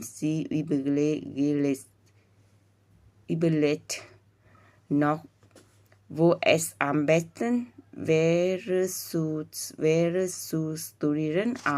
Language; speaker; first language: German; non-native, learner; Vietnamese